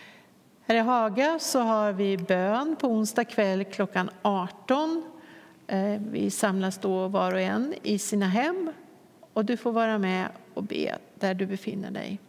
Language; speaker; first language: Swedish; native; Swedish